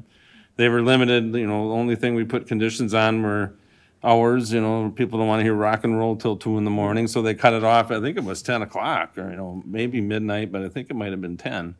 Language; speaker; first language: English; native; English